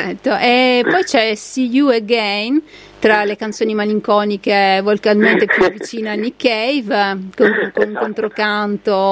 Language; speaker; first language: Italian; native; Italian